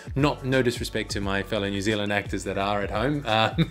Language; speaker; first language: English; native; English